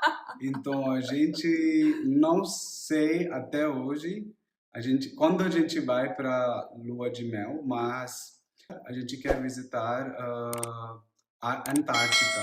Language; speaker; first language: Portuguese; non-native, learner; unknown